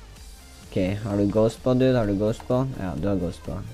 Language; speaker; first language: Norwegian; native; Norwegian